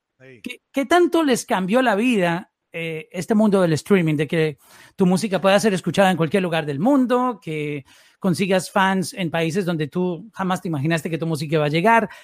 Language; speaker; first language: Spanish; native; Spanish